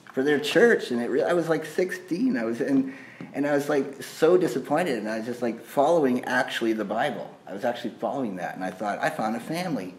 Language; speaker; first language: English; native; English